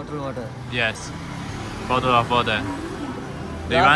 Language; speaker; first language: English; non-native, learner; Turkish